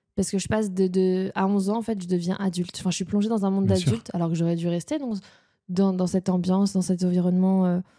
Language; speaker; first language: French; native; French